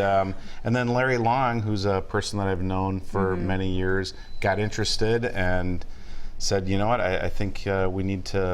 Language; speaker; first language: English; native; English